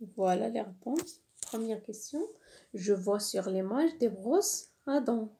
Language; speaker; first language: French; non-native, local second language; Arabic